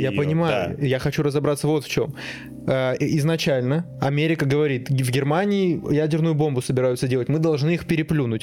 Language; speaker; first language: Russian; native; Russian